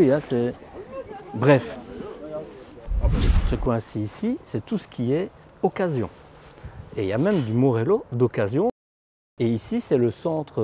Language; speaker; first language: French; native; French